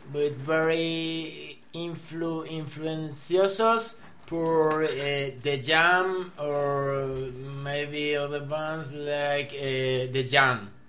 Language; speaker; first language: English; native; English